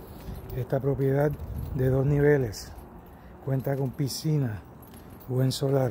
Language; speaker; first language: Spanish; native; Spanish